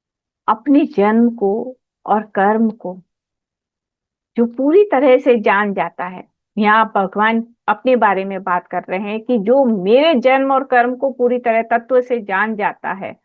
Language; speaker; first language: Hindi; native; Hindi